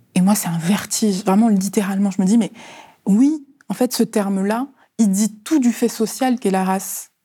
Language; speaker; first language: French; early bilingual, other home language; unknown